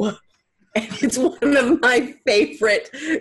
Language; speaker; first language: English; native; English